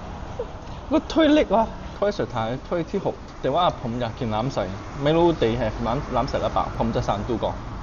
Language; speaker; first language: Thai; native; Thai